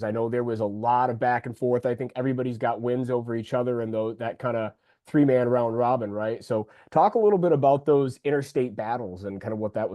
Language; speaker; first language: English; native; English